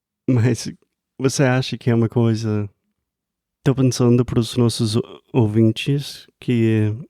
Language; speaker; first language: Portuguese; non-native, fluent; English